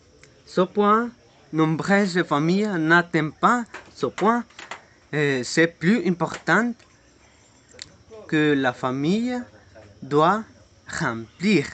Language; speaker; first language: French; non-native, learner; Spanish